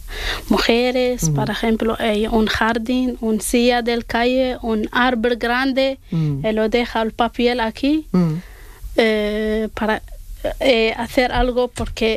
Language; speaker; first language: Spanish; non-native, learner; Arabic